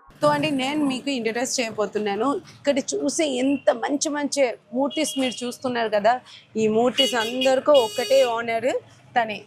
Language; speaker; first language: Telugu; non-native, local second language; Tamil